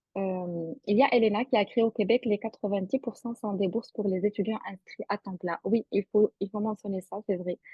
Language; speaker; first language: French; non-native, local second language; Arabic